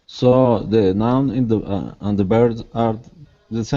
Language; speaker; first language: English; non-native, learner; Spanish